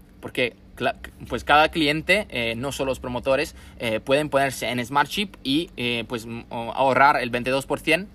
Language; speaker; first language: Spanish; non-native, fluent; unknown